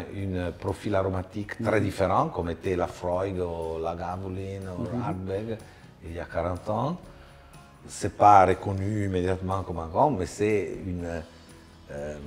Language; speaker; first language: French; non-native, fluent; Italian